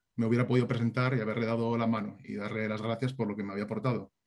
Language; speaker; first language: Spanish; native; Spanish